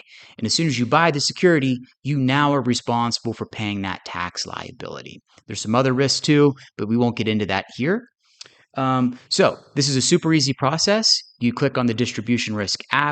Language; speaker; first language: English; native; English